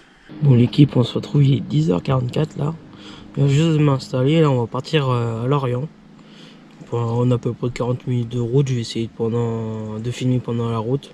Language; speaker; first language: French; native; French